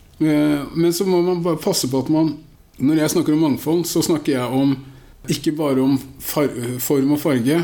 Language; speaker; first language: Norwegian; native; Norwegian